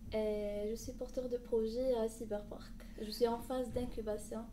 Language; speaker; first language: French; non-native, local second language; Arabic